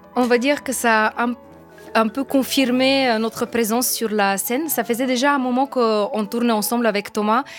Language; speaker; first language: French; non-native, fluent; Bulgarian